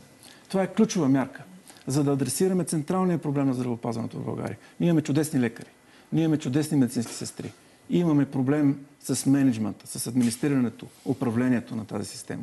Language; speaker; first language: Bulgarian; native; Bulgarian